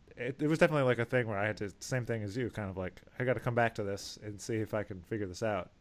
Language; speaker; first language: English; native; English